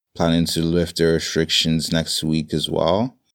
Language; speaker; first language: English; native; English